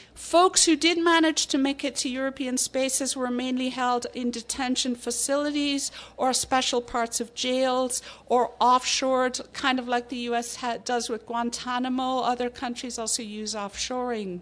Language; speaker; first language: English; native; English